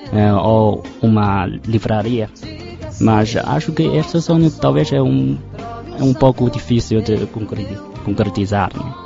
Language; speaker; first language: Portuguese; non-native, fluent; Chinese